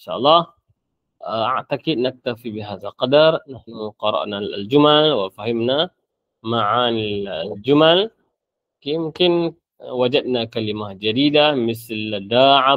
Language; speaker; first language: Arabic; non-native, fluent; Malay